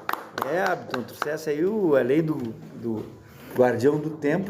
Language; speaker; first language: Portuguese; native; Portuguese